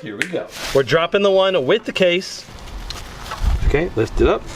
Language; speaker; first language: English; native; English